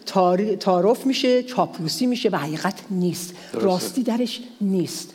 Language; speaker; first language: Persian; native; Persian